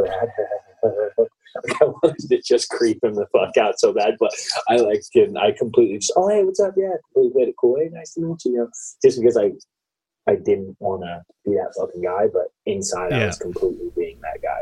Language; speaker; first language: English; native; English